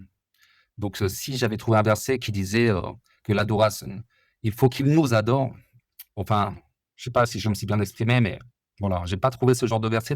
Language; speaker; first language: French; native; French